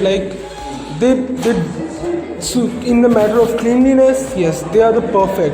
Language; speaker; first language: English; non-native, local second language; Gujarati